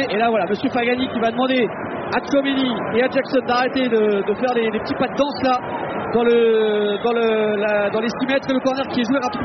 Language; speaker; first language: French; native; French